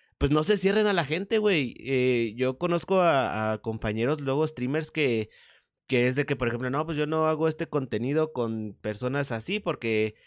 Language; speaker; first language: Spanish; native; Spanish